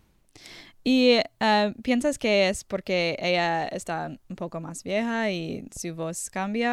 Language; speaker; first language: Spanish; non-native, learner; English